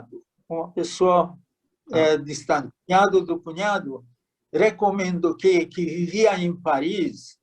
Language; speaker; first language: Portuguese; non-native, fluent; Hungarian